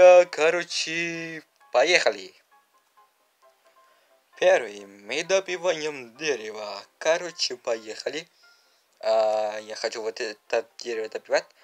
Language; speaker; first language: Russian; non-native, learner; Uzbek